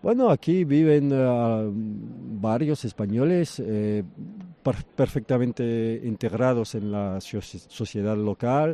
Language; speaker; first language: Spanish; early bilingual, heritage; French